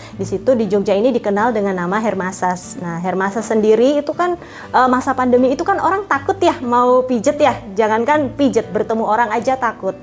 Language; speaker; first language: Indonesian; native; Indonesian